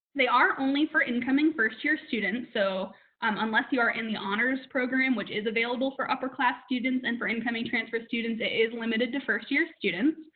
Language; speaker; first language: English; native; English